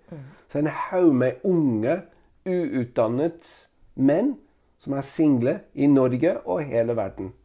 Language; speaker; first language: Norwegian; non-native, fluent; Italian